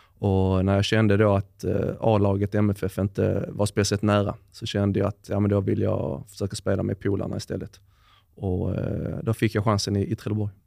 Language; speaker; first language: Swedish; native; Swedish